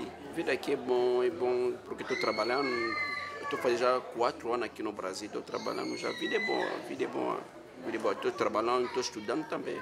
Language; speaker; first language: Portuguese; non-native, learner; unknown